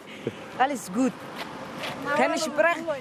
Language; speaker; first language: English; non-native, learner; Somali